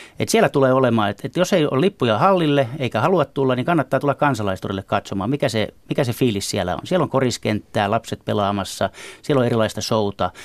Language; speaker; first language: Finnish; native; Finnish